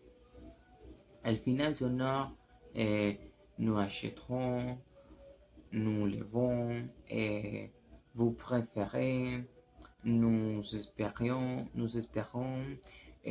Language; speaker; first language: French; non-native, learner; Spanish